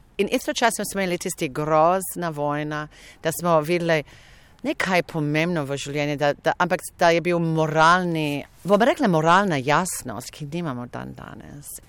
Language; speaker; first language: Slovenian; non-native, fluent; English